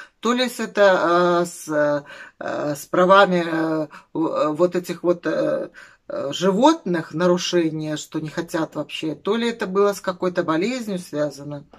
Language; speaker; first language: Russian; native; Russian